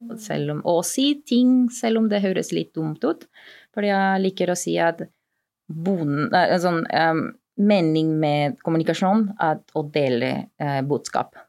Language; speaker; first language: Norwegian; non-native, fluent; Spanish